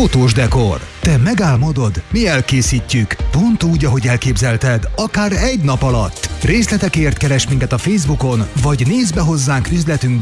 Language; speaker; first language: Hungarian; native; Hungarian